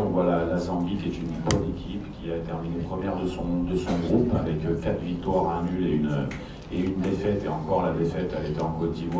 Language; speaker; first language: French; native; French